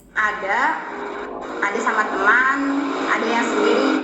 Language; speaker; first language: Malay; non-native, local second language; Javanese